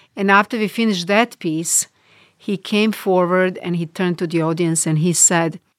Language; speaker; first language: English; non-native, fluent; Bosnian